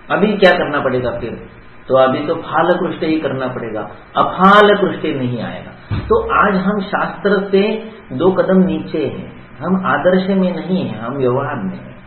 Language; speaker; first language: Hindi; non-native, local second language; Marathi